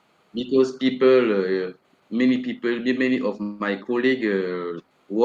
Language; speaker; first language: English; non-native, learner; French